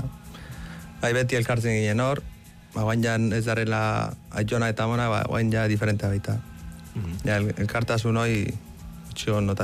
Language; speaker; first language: Basque; early bilingual, other home language; Arabic